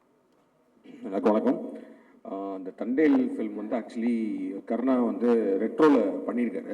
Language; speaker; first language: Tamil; native; Tamil